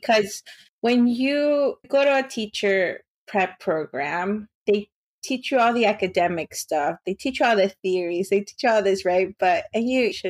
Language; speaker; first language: English; early bilingual, other home language; Spanish